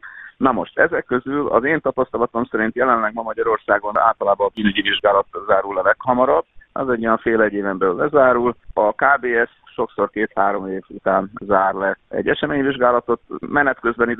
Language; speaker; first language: Hungarian; native; Hungarian